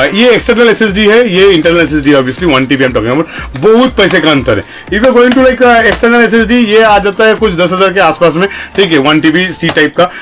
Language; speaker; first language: Hindi; non-native, local second language; Bangla